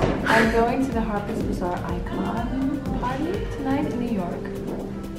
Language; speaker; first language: English; non-native, fluent; Western Frisian